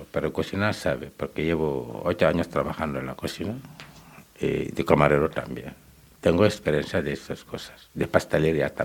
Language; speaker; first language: Spanish; non-native, learner; Wolof